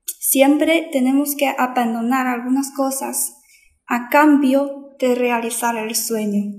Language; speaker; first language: Spanish; non-native, fluent; Chinese